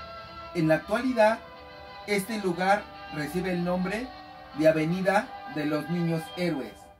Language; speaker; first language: Spanish; native; Spanish